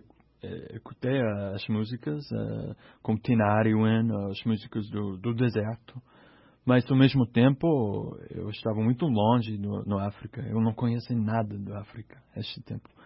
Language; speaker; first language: Portuguese; non-native, learner; English